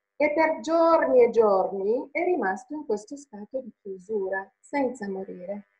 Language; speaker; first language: Italian; non-native, fluent; Finnish